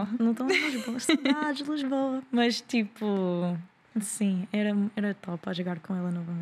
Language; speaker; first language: Portuguese; non-native, learner; English